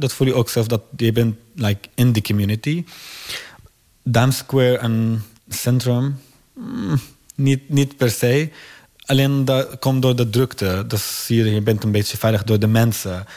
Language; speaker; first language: Dutch; non-native, learner; Arabic